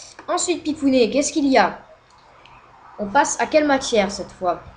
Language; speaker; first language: French; native; French